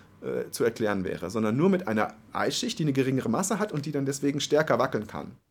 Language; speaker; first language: German; native; German